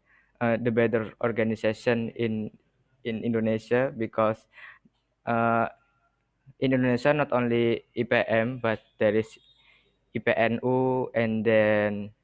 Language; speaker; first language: English; non-native, learner; Indonesian